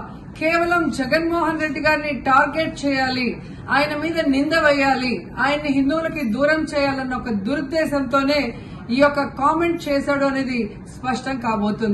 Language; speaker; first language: Telugu; native; Telugu